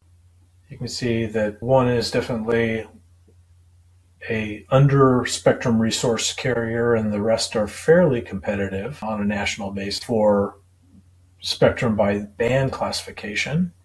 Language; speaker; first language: English; native; English